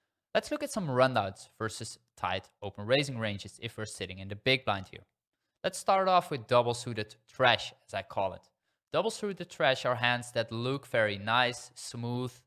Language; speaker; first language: English; non-native, fluent; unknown